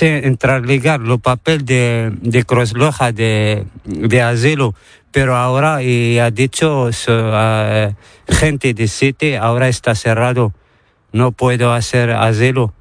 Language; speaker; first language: Spanish; non-native, learner; Arabic